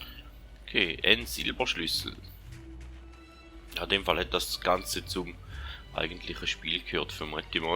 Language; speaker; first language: German; native; German